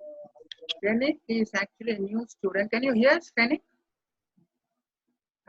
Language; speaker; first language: English; non-native, local second language; Bangla